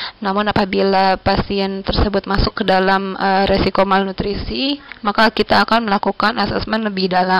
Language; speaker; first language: Indonesian; native; Indonesian